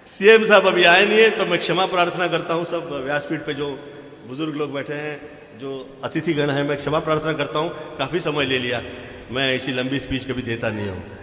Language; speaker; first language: Hindi; native; Hindi